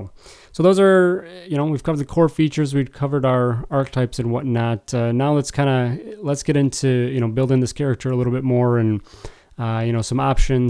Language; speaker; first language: English; native; English